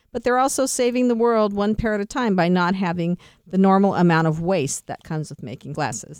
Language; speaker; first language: English; native; English